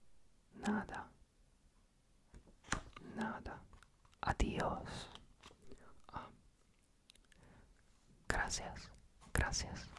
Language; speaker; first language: Spanish; non-native, learner; Polish